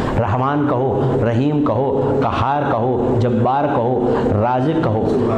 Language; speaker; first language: Urdu; native; Urdu